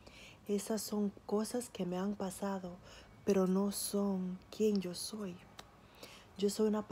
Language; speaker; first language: Spanish; early bilingual, heritage; Spanish